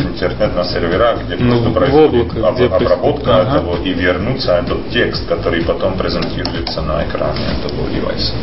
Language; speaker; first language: Russian; non-native, fluent; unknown